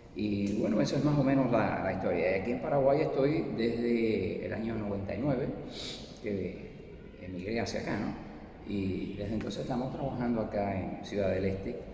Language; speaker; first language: Spanish; native; Spanish